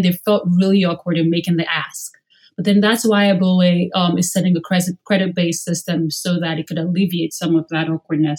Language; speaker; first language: English; non-native, local second language; Yoruba